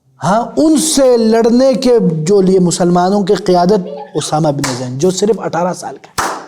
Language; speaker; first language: Urdu; native; Urdu